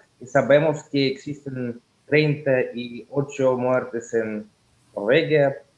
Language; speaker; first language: Spanish; non-native, learner; Russian